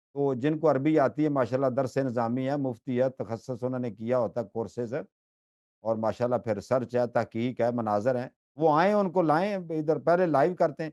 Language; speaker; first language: Urdu; non-native, local second language; Punjabi